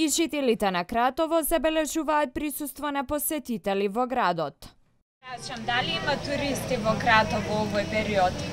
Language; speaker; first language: Macedonian; native; Macedonian